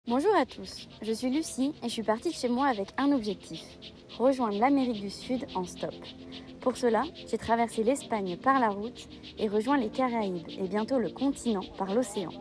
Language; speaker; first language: French; native; French